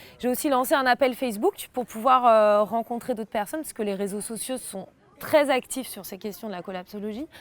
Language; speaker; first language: French; native; French